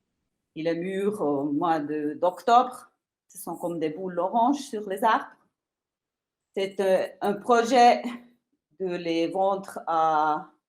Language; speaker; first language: French; non-native, local second language; Italian